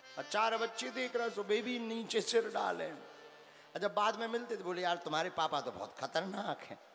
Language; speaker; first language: Hindi; native; Hindi